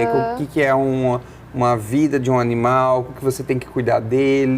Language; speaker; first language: Portuguese; native; Portuguese